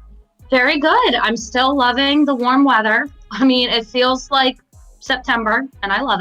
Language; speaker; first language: English; native; English